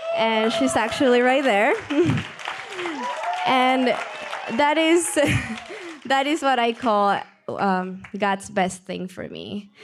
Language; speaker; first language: English; non-native, fluent; Spanish